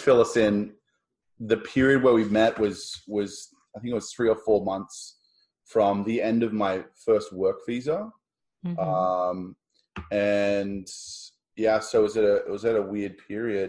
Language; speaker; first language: English; native; English